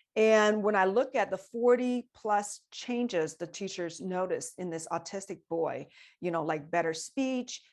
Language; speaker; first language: English; non-native, fluent; Chinese